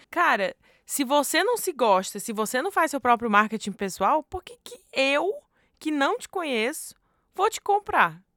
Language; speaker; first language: Portuguese; native; Portuguese